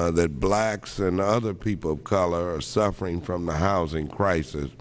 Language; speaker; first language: English; native; English